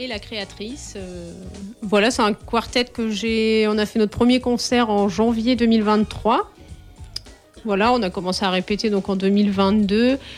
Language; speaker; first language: French; native; French